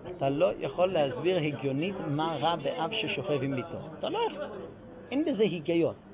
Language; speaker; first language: Hebrew; non-native, fluent; English